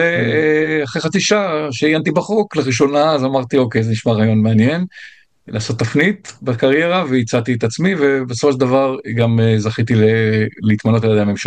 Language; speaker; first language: Hebrew; native; Hebrew